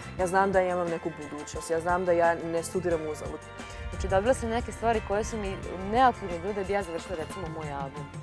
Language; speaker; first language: Serbian; early bilingual, heritage; Serbian